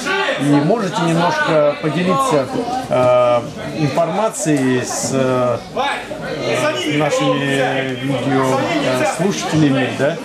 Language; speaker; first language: Russian; native; Russian